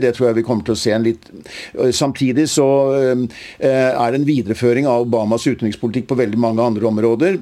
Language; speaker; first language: Norwegian; native; Norwegian